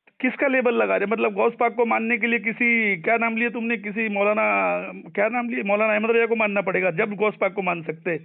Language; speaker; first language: Hindi; native; Hindi